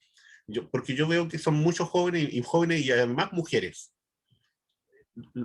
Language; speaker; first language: Spanish; native; Spanish